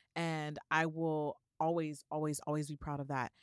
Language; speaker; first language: English; early bilingual, other home language; Yoruba